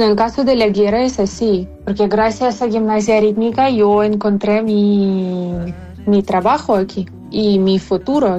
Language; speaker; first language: Spanish; non-native, fluent; Ukrainian